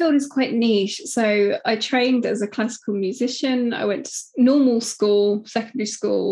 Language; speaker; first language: English; native; English